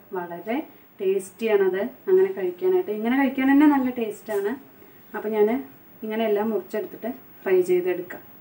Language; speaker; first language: Malayalam; non-native, local second language; Konkani